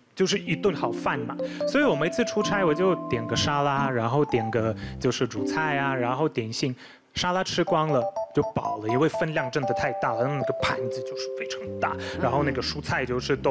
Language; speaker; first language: Chinese; non-native, fluent; Polish